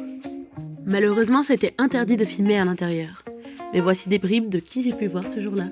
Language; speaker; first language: French; native; French